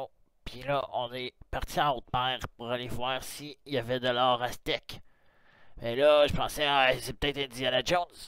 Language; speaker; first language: French; native; French